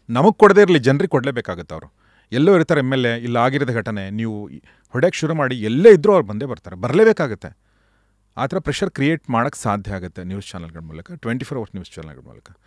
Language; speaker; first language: Kannada; native; Kannada